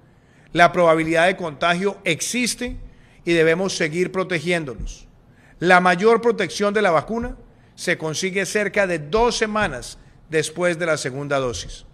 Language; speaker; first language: Spanish; native; Spanish